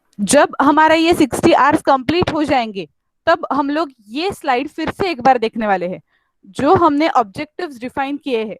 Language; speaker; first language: Hindi; non-native, local second language; Marathi